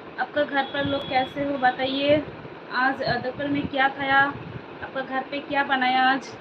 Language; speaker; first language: Hindi; non-native, local second language; Bangla